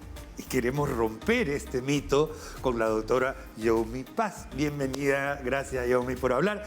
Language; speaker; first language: Spanish; native; Spanish